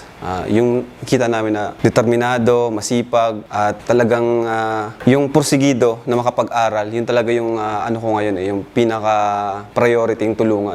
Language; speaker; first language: Filipino; non-native, local second language; Bikol